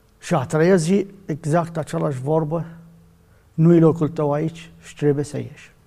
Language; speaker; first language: Romanian; non-native, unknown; Arabic